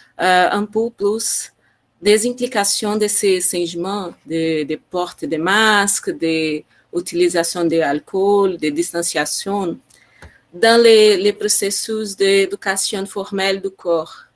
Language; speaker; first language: French; non-native, learner; Portuguese